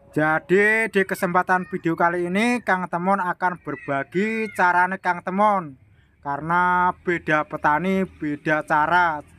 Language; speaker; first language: Indonesian; non-native, local second language; Javanese